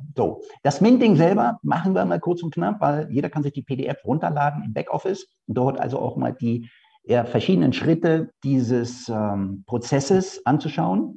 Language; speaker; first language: German; native; German